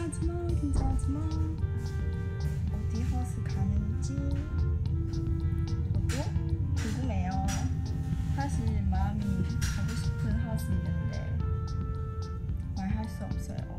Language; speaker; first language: Korean; non-native, learner; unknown